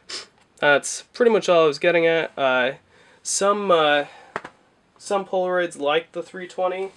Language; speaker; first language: English; native; English